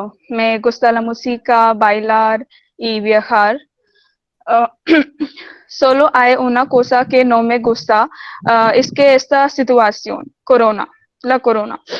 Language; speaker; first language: Spanish; non-native, learner; Hindi